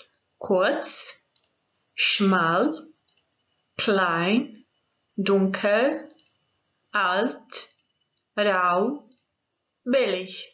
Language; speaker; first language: German; non-native, fluent; Croatian